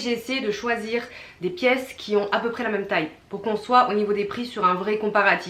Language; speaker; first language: French; native; French